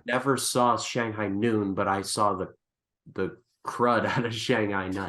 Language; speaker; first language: English; native; English